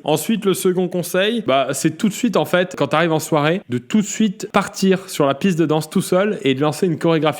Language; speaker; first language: French; native; French